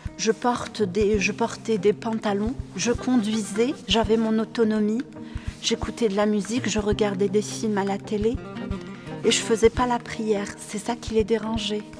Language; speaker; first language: French; non-native, local second language; Arabic